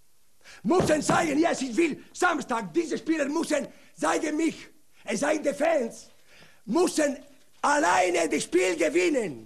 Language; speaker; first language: German; non-native, learner; Italian